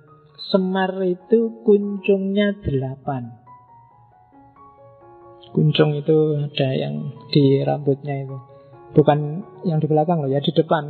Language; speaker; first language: Indonesian; non-native, local second language; Javanese